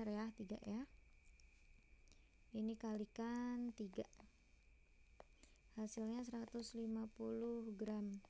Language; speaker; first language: Indonesian; native; Indonesian